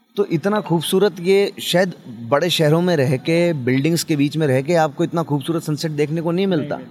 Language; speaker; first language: Hindi; native; Hindi